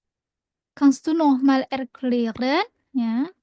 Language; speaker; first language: German; non-native, learner; Indonesian